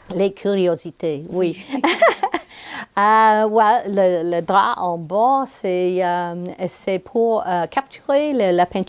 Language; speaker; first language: French; non-native, local second language; English